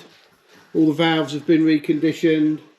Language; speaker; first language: English; native; English